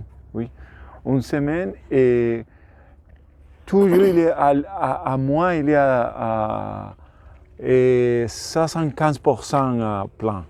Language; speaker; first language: French; non-native, learner; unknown